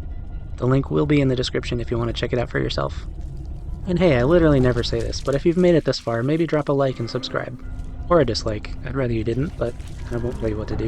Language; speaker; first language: English; native; English